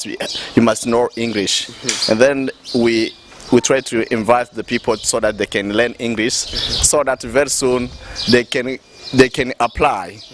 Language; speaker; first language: English; non-native, local second language; Rundi